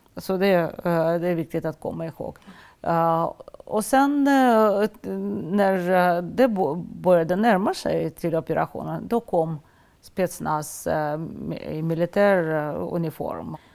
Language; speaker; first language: Swedish; non-native, fluent; Russian